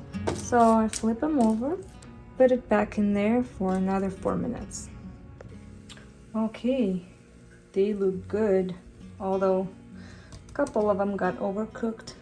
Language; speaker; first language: English; non-native, fluent; Russian